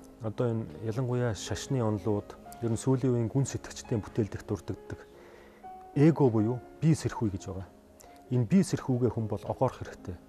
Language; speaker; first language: Mongolian; native; Mongolian